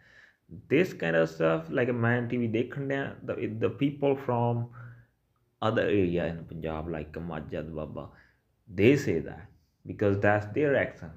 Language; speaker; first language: English; non-native, local second language; Punjabi